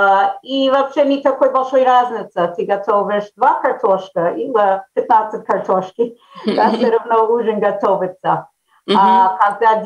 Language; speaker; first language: Russian; early bilingual, heritage; Russian